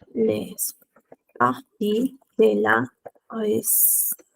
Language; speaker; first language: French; non-native, fluent; Spanish